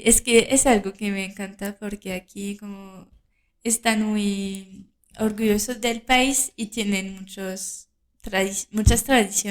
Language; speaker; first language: Spanish; non-native, fluent; French